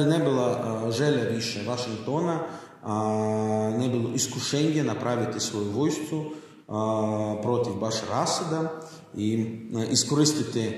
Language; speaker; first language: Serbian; non-native, learner; Russian